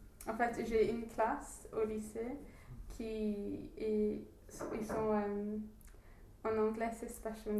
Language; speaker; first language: French; non-native, learner; English